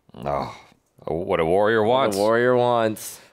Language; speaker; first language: English; native; English